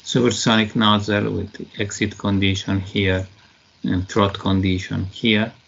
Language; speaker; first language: English; non-native, fluent; Italian